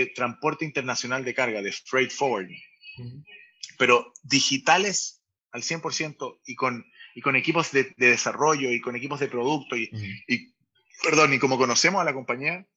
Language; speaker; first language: Spanish; native; Spanish